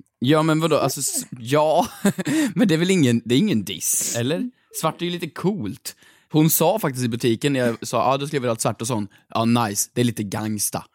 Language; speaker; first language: Swedish; native; Swedish